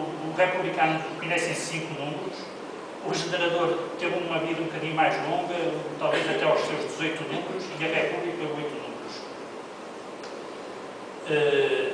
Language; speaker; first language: Portuguese; native; Portuguese